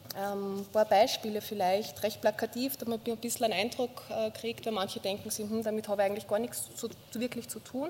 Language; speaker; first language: German; native; German